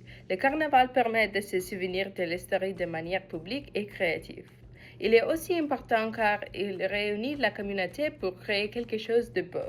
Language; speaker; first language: French; non-native, learner; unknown